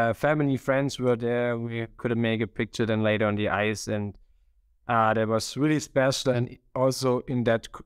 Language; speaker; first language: English; non-native, fluent; German